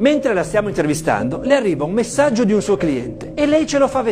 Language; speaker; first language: Italian; native; Italian